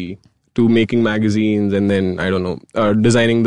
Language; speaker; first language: English; non-native, local second language; Gujarati